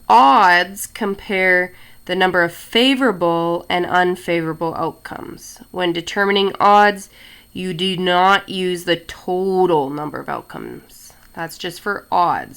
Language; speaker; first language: English; native; English